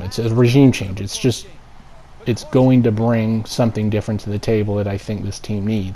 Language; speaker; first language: English; native; English